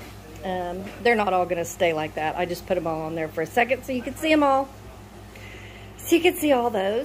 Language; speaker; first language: English; native; English